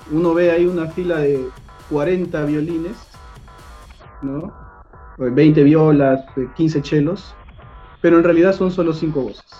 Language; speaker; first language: Spanish; native; Spanish